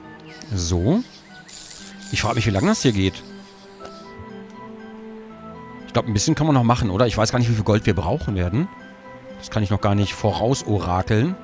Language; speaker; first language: German; native; German